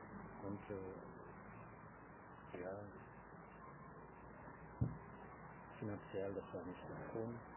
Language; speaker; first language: German; non-native, learner; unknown